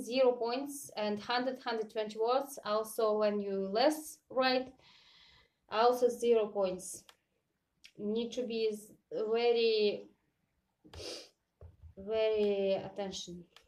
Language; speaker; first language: English; non-native, learner; Russian